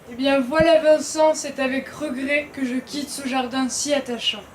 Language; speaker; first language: French; native; French